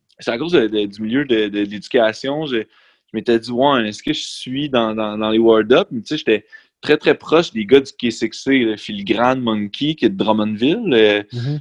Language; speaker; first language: French; native; French